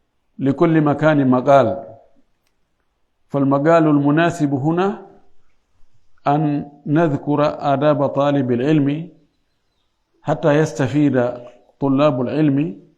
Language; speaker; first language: Arabic; non-native, fluent; Fula